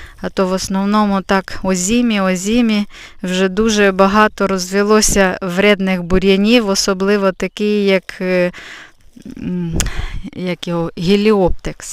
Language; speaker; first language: Ukrainian; native; Ukrainian